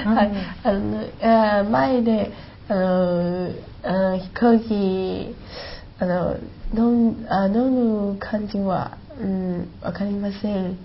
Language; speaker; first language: Japanese; non-native, learner; Chinese